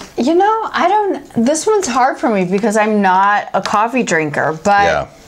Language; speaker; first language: English; native; English